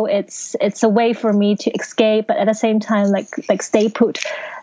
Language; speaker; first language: English; non-native, local second language; Cantonese